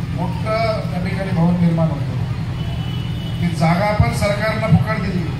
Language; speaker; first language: Marathi; non-native, local second language; Lambadi